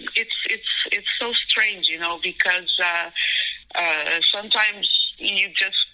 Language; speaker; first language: English; non-native, fluent; Portuguese